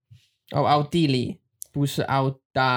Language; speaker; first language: Chinese; non-native, learner; English